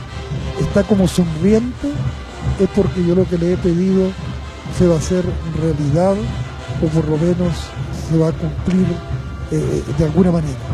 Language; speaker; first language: Spanish; native; Spanish